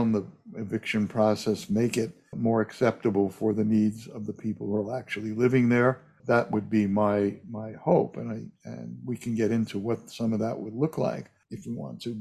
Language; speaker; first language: English; native; English